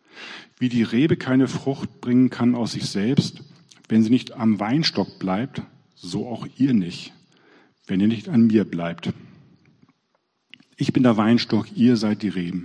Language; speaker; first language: German; native; German